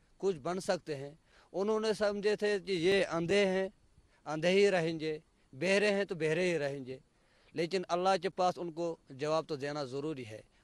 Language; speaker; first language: Hindi; non-native, local second language; Kashmiri